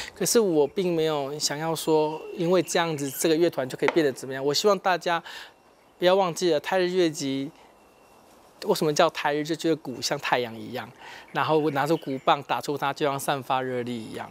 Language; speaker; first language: Chinese; native; Chinese